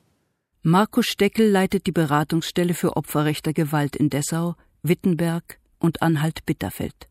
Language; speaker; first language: German; native; German